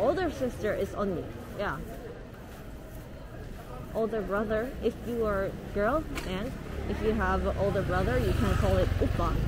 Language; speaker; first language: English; non-native, fluent; Korean